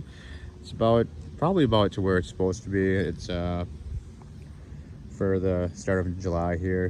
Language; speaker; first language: English; native; English